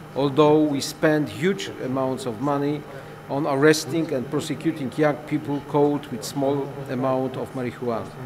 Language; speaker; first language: English; non-native, fluent; Polish